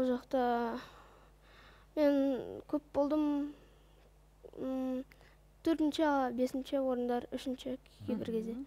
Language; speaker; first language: Kazakh; non-native, local second language; Russian